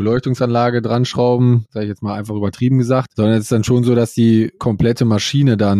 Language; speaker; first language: German; native; German